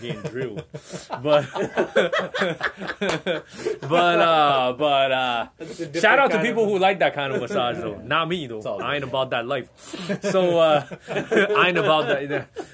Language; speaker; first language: English; non-native, fluent; Indonesian